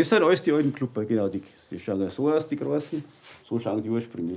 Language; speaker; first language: German; native; German